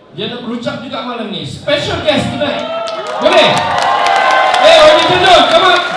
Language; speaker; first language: Malay; non-native, local second language; Chinese